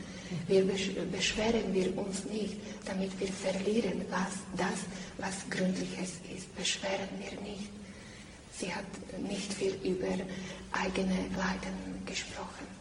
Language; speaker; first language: German; non-native, learner; Slovak